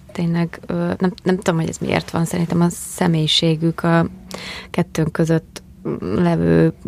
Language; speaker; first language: Hungarian; native; Hungarian